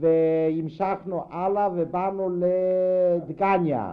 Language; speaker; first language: Hebrew; non-native, fluent; Yiddish